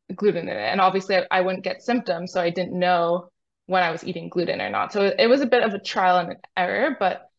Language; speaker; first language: English; native; English